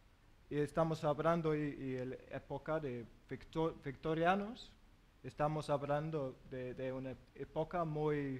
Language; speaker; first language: Spanish; non-native, learner; English